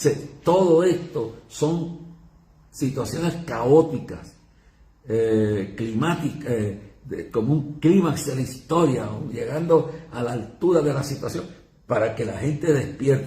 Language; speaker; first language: Spanish; native; Spanish